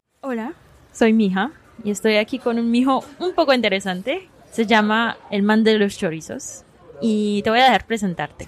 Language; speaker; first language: Spanish; early bilingual, heritage; Spanish